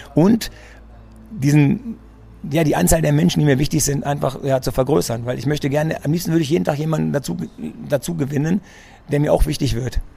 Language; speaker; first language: German; early bilingual, other home language; Greek